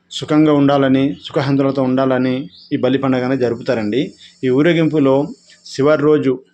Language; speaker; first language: Telugu; non-native, local second language; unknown